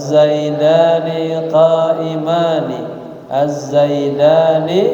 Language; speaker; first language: Arabic; non-native, fluent; Indonesian